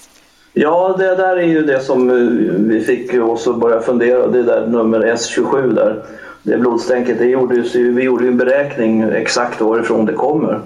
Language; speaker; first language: Swedish; native; Swedish